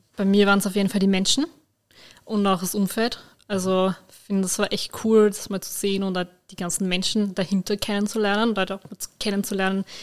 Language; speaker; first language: German; native; German